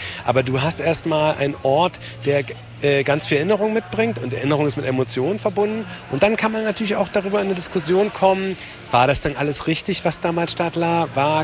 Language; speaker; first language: German; native; German